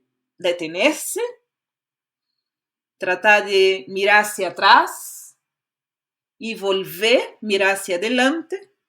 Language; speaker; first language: Spanish; non-native, fluent; Portuguese